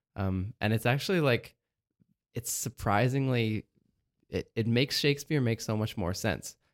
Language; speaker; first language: English; native; English